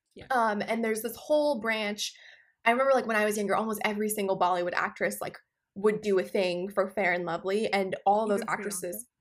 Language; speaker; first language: English; non-native, local second language; Punjabi